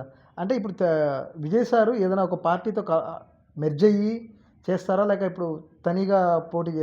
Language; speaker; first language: Telugu; native; Telugu